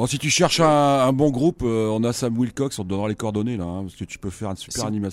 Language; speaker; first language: French; native; French